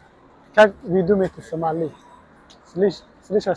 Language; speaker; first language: Russian; non-native, learner; Somali